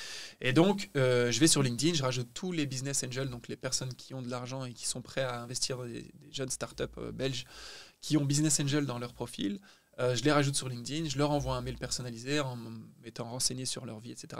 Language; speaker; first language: French; native; French